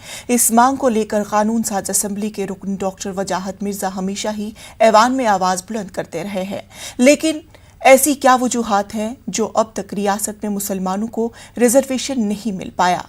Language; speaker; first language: Hindi; native; Hindi